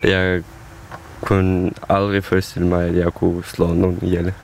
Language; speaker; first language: Danish; non-native, fluent; Ukrainian